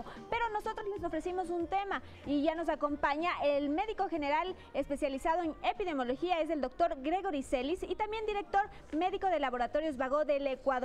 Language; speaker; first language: Spanish; native; Spanish